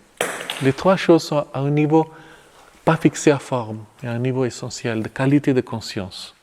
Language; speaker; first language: French; non-native, fluent; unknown